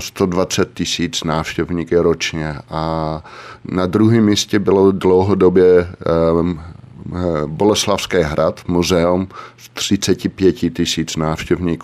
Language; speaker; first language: Czech; non-native, fluent; Dutch